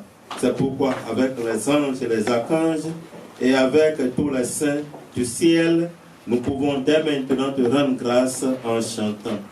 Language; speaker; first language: French; native; French